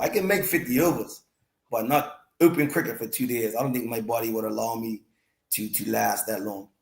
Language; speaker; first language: English; native; English